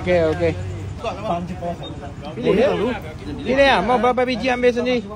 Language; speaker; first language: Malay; non-native, local second language; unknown